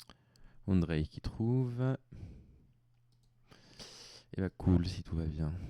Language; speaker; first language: French; native; French